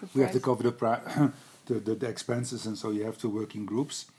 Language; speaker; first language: English; non-native, fluent; Dutch